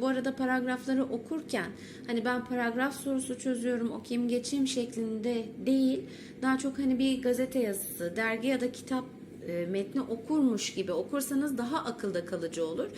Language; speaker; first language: Turkish; native; Turkish